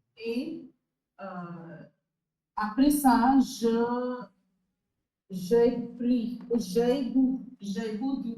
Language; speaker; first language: French; non-native, learner; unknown